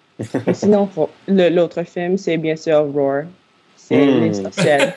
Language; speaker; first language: French; non-native, local second language; English